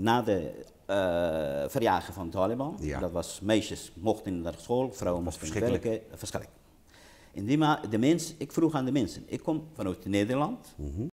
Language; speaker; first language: Dutch; non-native, learner; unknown